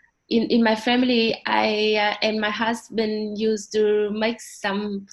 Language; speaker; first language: English; non-native, learner; Vietnamese